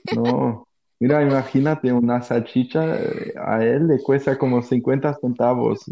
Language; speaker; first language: Spanish; non-native, fluent; German